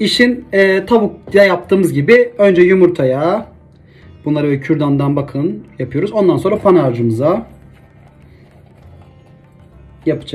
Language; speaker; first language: Turkish; native; Turkish